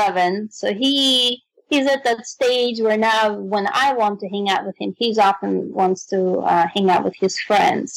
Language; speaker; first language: English; non-native, fluent; Russian